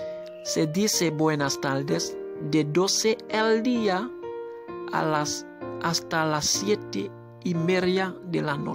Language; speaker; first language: Spanish; non-native, local second language; Haitian Creole